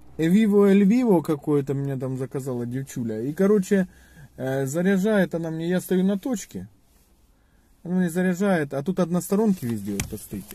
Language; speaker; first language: Russian; native; Russian